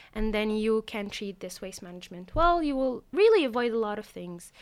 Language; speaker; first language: English; non-native, fluent; Arabic